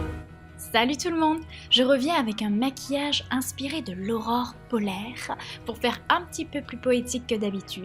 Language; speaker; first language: French; native; French